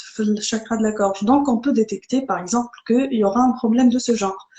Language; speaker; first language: French; non-native, local second language; Arabic